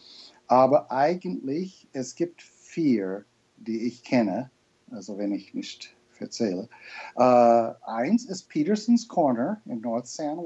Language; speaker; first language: German; non-native, fluent; English